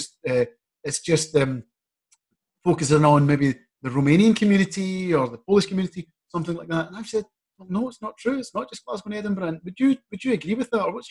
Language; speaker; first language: English; native; English